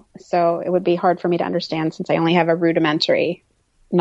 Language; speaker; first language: English; native; English